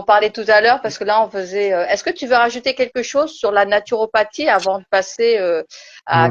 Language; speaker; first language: French; native; French